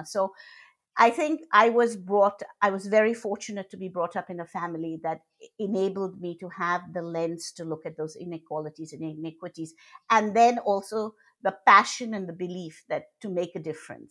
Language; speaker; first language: English; non-native, local second language; Bangla